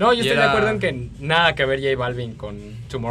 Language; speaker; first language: Spanish; native; Spanish